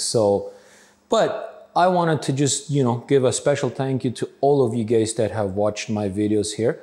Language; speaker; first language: English; native; English